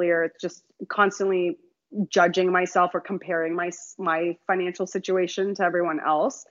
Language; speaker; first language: English; native; English